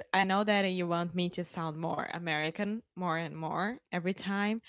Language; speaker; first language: English; non-native, fluent; Portuguese